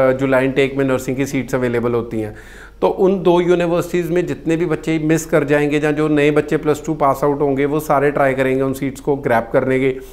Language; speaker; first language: Hindi; non-native, local second language; Punjabi